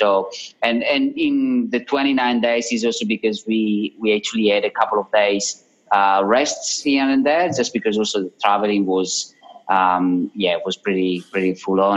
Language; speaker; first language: English; non-native, fluent; Italian